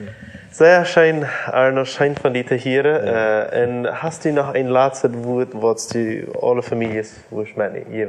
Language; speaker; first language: German; non-native, learner; Plautdietsch